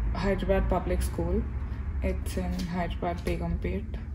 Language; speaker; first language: English; non-native, local second language; Telugu